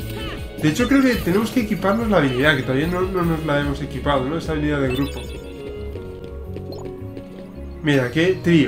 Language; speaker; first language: Spanish; native; Spanish